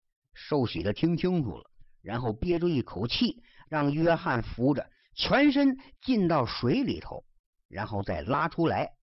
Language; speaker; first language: Chinese; native; Chinese